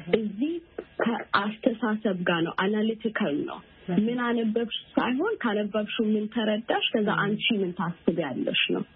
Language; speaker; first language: Amharic; native; Amharic